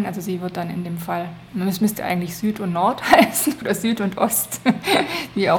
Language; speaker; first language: German; native; German